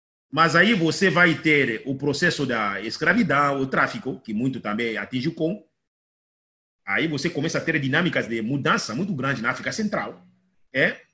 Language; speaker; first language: Portuguese; non-native, fluent; Lingala